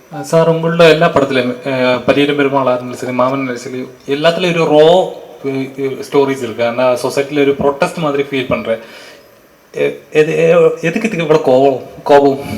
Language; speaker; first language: Tamil; non-native, learner; Malayalam